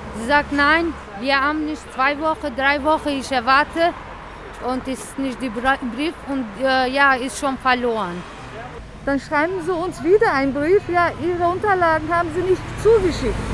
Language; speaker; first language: German; non-native, learner; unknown